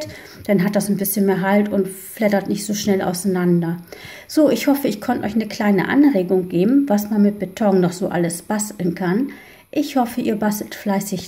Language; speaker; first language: German; native; German